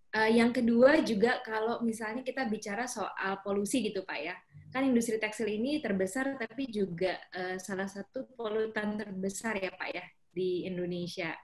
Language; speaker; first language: Indonesian; native; Indonesian